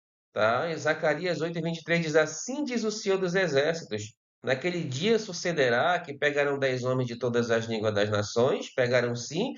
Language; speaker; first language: Portuguese; native; Portuguese